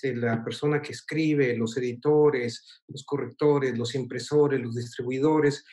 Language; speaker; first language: Spanish; native; Spanish